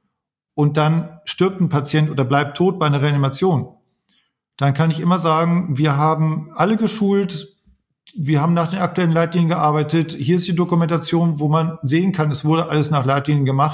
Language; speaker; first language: German; native; German